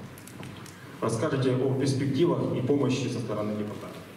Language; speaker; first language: Russian; native; Russian